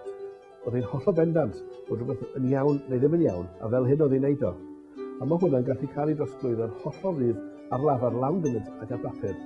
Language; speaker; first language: Welsh; native; Welsh